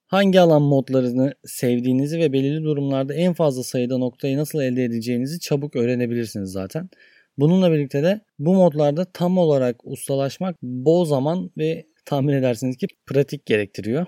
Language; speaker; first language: Turkish; native; Turkish